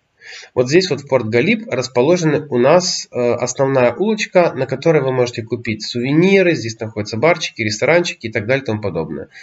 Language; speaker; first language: Russian; native; Russian